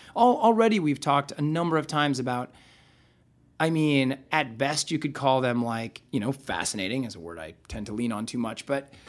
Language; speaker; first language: English; native; English